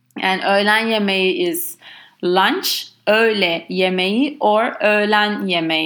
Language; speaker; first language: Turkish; non-native, learner; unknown